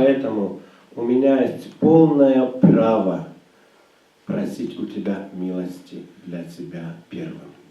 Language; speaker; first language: Russian; native; Russian